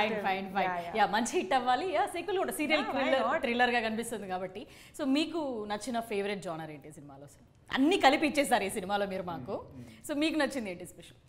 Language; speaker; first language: Telugu; native; Telugu